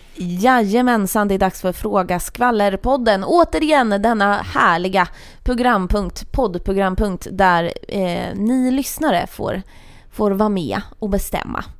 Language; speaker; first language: Swedish; native; Swedish